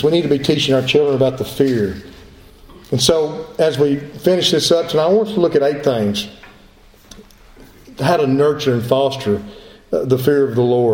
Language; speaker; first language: English; native; English